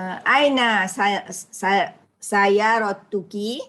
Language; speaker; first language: Arabic; non-native, learner; Malay